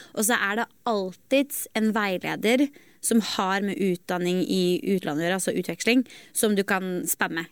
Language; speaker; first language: Norwegian; native; Norwegian